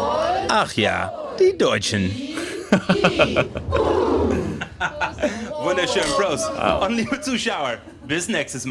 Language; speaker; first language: German; non-native, learner; English